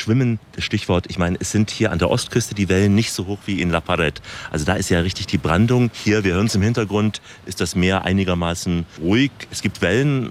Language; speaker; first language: German; native; German